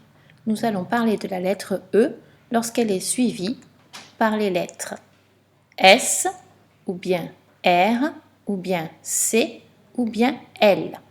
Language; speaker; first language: French; native; French